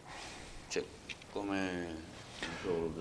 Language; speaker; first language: Italian; native; Italian